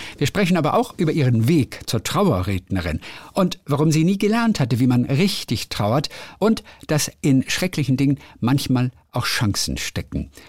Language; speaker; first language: German; native; German